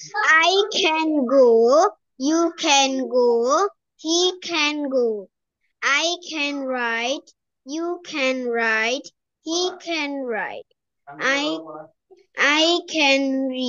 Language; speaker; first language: English; non-native, learner; Bangla